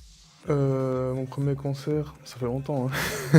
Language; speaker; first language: French; early bilingual, other home language; Spanish